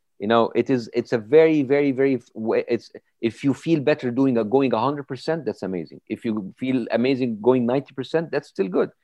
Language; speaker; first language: English; non-native, fluent; Arabic